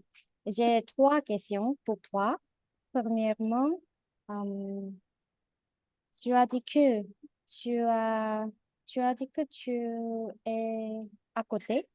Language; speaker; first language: French; non-native, learner; Korean